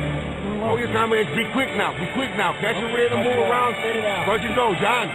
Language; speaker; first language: English; native; English